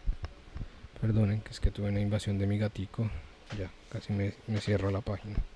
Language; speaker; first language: Spanish; native; Spanish